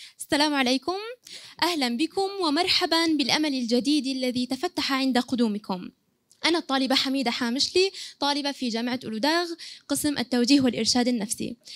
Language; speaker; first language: Arabic; native; Arabic